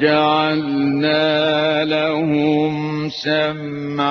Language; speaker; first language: Arabic; native; Arabic